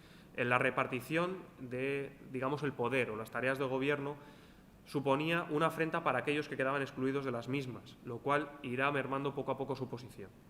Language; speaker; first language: Spanish; native; Spanish